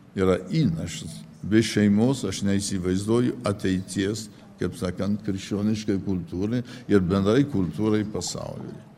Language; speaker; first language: Lithuanian; early bilingual, heritage; Lithuanian